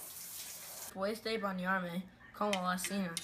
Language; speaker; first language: Spanish; non-native, learner; English